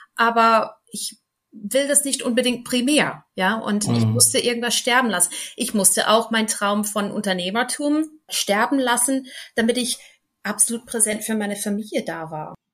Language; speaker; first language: German; non-native, fluent; English